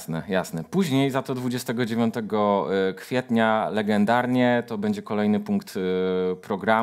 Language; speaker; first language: Polish; native; Polish